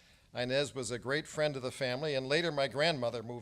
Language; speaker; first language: English; native; English